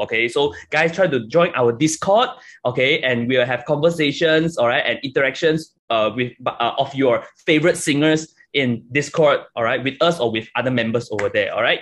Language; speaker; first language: English; non-native, local second language; Chinese